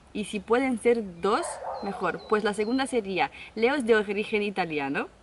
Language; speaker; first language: Spanish; non-native, fluent; Romanian